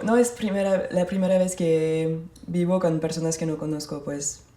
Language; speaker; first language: Spanish; non-native, fluent; French